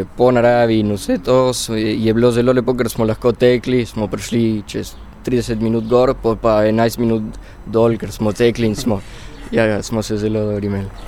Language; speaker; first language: Slovenian; early bilingual, heritage; Slovenian